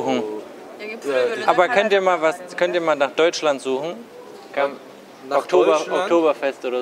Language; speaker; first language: German; native; German